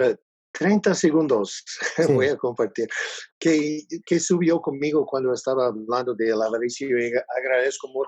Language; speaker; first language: Spanish; non-native, learner; English